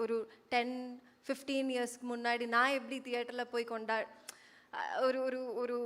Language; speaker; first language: Tamil; non-native, fluent; Malayalam